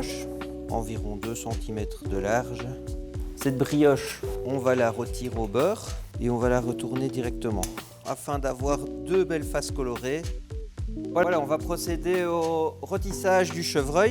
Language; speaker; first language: French; native; French